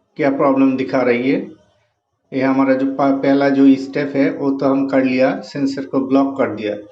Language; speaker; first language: Hindi; non-native, local second language; Bangla